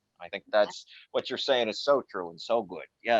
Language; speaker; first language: English; native; English